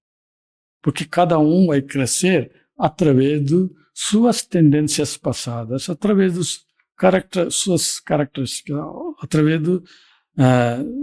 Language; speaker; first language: Portuguese; non-native, fluent; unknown